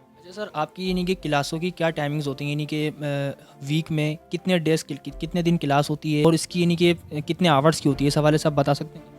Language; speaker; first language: Hindi; native; Hindi